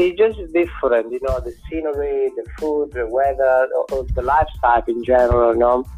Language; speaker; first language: English; non-native, fluent; Italian